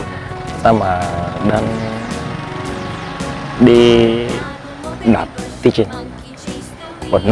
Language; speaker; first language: Vietnamese; non-native, learner; Portuguese